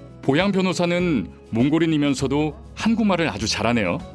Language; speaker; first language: Korean; native; Korean